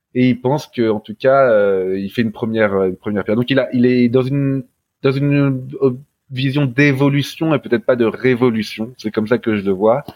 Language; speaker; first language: French; native; French